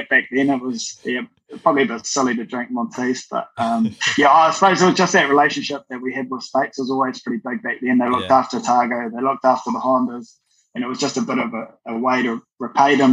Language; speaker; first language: English; native; English